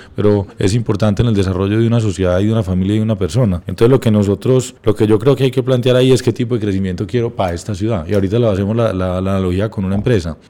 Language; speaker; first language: Spanish; native; Spanish